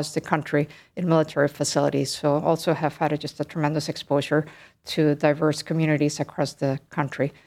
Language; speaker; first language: English; early bilingual, other home language; Spanish